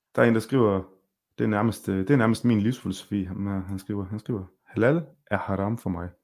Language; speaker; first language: Danish; early bilingual, other home language; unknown